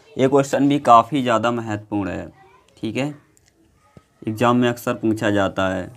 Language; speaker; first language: Hindi; native; Hindi